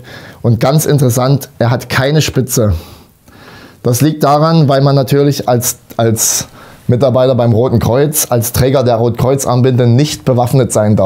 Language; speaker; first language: German; native; German